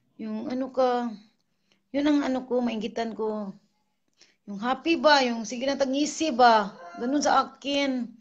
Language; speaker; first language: Filipino; non-native, local second language; Cebuano